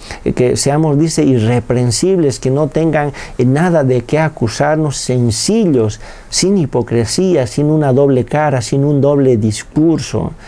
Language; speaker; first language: Spanish; native; Spanish